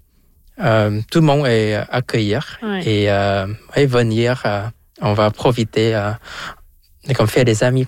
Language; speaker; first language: French; non-native, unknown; Vietnamese